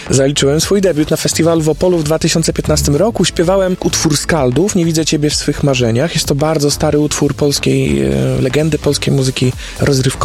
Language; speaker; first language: Polish; native; Polish